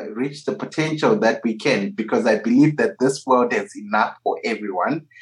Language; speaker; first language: English; non-native, local second language; Shona